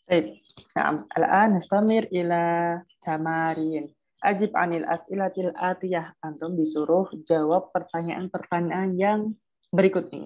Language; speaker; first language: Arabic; non-native, fluent; Indonesian